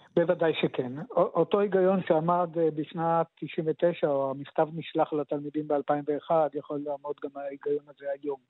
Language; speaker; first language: Hebrew; native; Hebrew